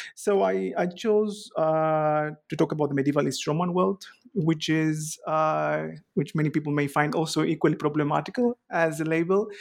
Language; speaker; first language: English; non-native, fluent; Greek